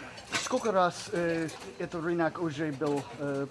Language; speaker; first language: Russian; non-native, learner; English